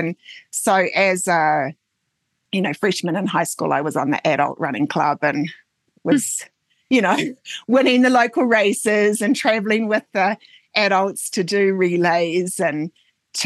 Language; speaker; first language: English; native; English